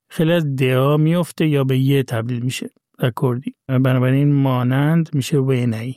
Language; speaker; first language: Persian; native; Persian